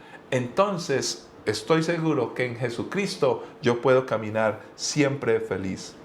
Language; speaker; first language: Spanish; native; Spanish